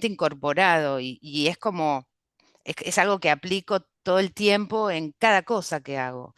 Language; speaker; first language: Spanish; native; Spanish